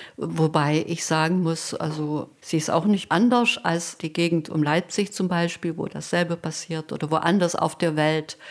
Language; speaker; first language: German; non-native, local second language; Upper Sorbian